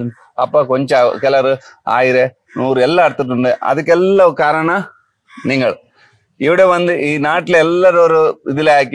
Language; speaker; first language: Malayalam; non-native, learner; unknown